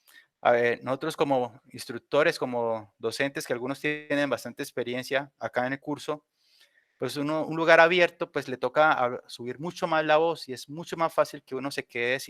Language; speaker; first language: Spanish; native; Spanish